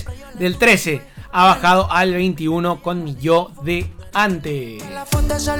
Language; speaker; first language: Spanish; native; Spanish